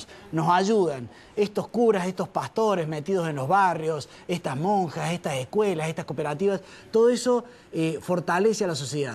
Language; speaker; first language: Spanish; native; Spanish